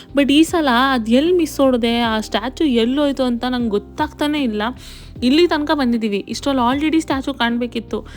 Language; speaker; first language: Kannada; native; Kannada